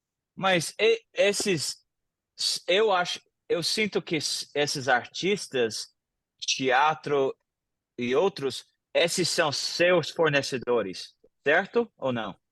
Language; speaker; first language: Portuguese; non-native, fluent; English